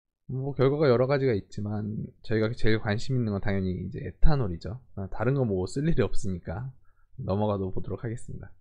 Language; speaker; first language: Korean; native; Korean